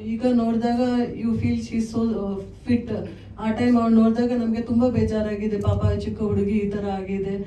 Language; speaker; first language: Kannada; non-native, fluent; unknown